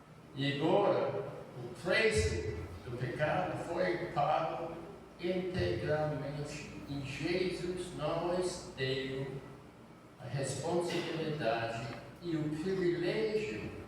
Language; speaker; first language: Portuguese; non-native, fluent; English